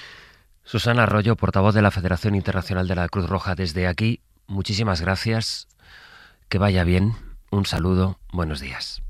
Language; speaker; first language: Spanish; native; Spanish